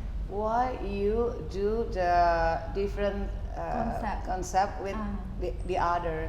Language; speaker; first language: English; non-native, fluent; Indonesian